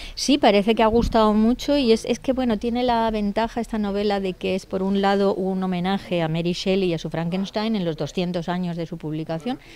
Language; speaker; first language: Spanish; native; Spanish